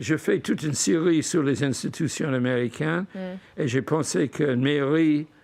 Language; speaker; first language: French; non-native, fluent; English